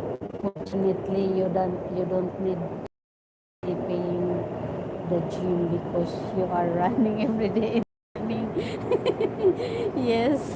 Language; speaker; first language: English; non-native, learner; Filipino